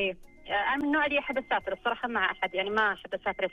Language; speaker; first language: Arabic; native; Arabic